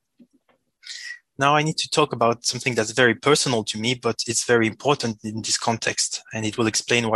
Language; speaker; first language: English; non-native, fluent; French